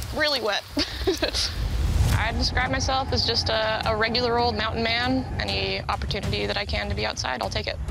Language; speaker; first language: English; native; English